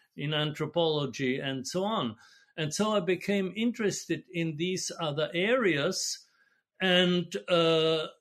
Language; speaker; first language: English; non-native, fluent; German